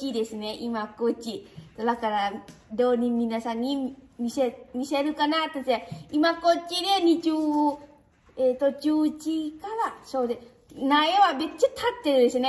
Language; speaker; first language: Japanese; non-native, learner; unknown